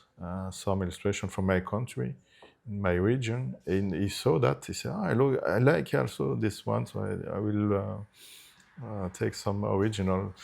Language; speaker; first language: English; non-native, fluent; Italian